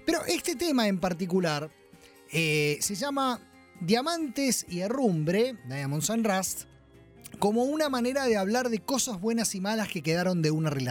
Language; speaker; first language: Spanish; native; Spanish